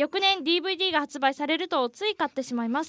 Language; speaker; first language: Japanese; native; Japanese